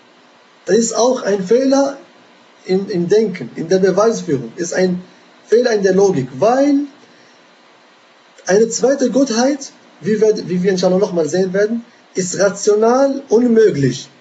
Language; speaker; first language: German; non-native, fluent; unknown